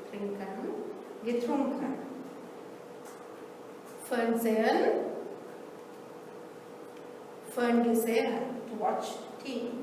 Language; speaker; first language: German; non-native, fluent; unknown